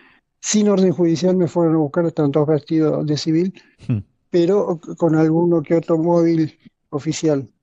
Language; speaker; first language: Spanish; native; Spanish